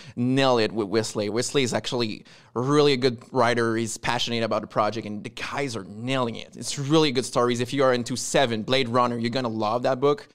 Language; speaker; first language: English; non-native, fluent; French